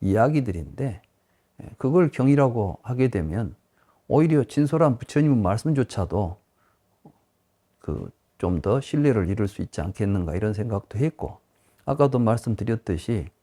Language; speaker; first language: Korean; native; Korean